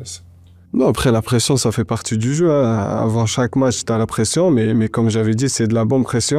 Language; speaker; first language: French; non-native, local second language; Arabic